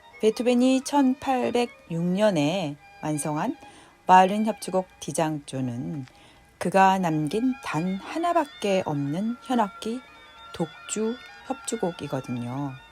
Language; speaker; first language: Korean; native; Korean